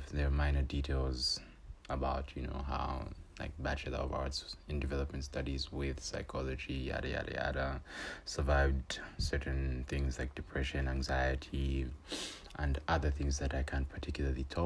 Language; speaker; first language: English; non-native, local second language; Bemba